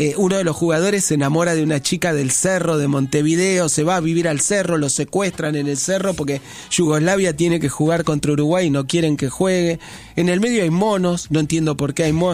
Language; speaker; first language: Spanish; native; Spanish